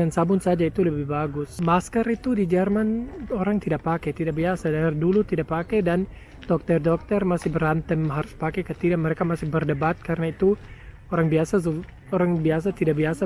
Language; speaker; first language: Indonesian; non-native, fluent; German